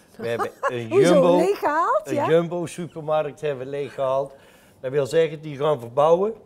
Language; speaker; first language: Dutch; native; Dutch